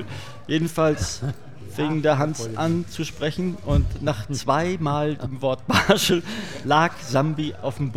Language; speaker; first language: German; native; German